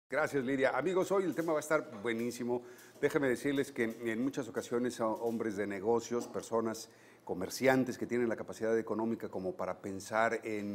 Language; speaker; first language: Spanish; native; Spanish